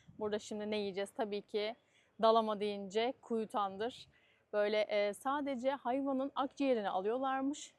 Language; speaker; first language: Turkish; native; Turkish